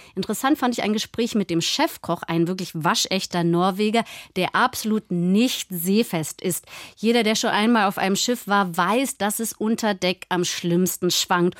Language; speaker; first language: German; native; German